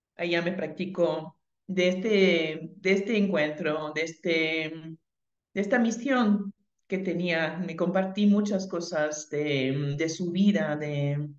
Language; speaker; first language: Spanish; non-native, fluent; French